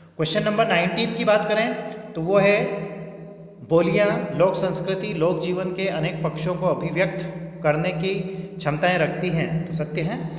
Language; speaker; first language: Hindi; native; Hindi